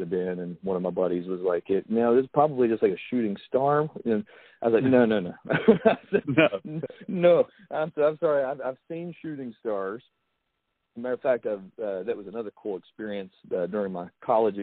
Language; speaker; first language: English; native; English